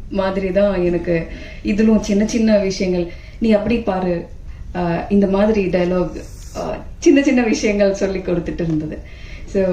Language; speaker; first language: Tamil; non-native, fluent; Malayalam